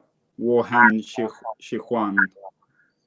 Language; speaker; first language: Chinese; non-native, learner; English